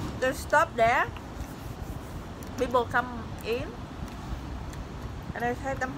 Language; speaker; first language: English; non-native, learner; Vietnamese